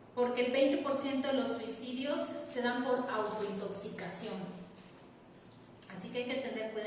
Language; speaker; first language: Spanish; native; Spanish